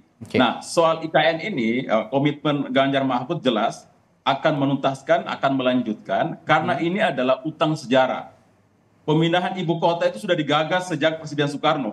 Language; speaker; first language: Indonesian; native; Indonesian